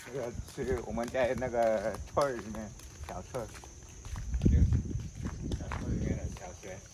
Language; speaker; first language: Chinese; non-native, fluent; Vietnamese